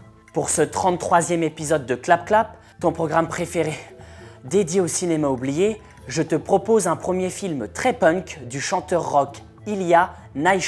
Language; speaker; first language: French; native; French